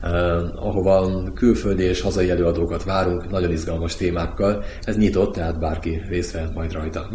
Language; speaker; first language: Hungarian; native; Hungarian